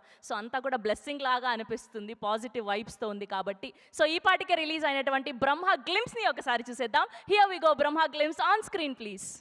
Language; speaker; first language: Telugu; native; Telugu